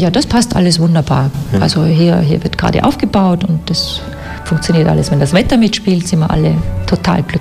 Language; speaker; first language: German; native; German